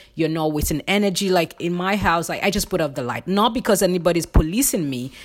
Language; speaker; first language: English; non-native, local second language; Yoruba